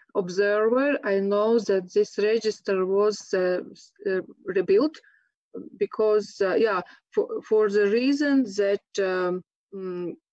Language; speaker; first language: English; non-native, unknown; Latvian